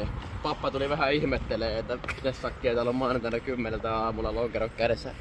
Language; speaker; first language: Finnish; native; Finnish